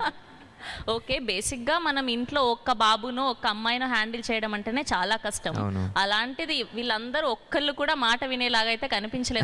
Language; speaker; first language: Telugu; native; Telugu